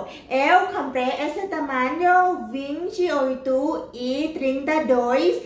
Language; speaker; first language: Portuguese; non-native, learner; Thai